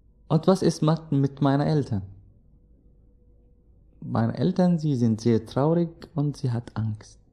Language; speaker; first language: German; non-native, learner; Arabic